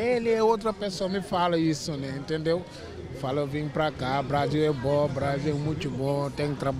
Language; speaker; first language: Portuguese; non-native, learner; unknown